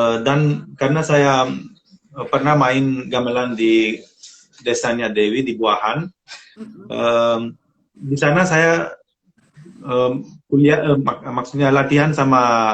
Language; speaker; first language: Indonesian; non-native, fluent; Romanian